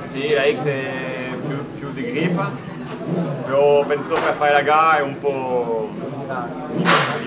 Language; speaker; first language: Italian; non-native, learner; French